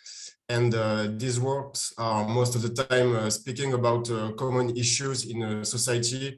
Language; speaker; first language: English; non-native, fluent; French